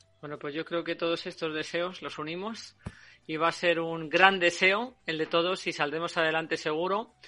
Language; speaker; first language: Spanish; native; Spanish